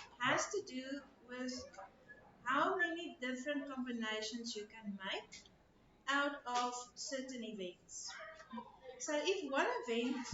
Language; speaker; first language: English; non-native, local second language; Afrikaans